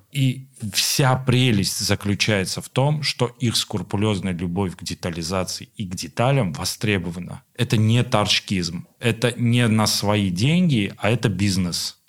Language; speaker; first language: Russian; non-native, local second language; Armenian